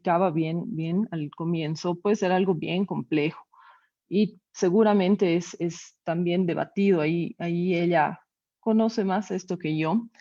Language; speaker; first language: Spanish; native; Spanish